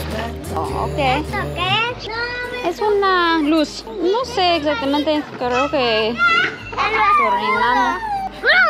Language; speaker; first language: Spanish; non-native, learner; English